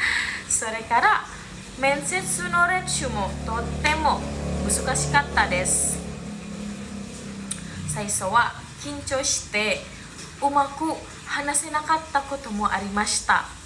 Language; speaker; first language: Japanese; non-native, learner; Indonesian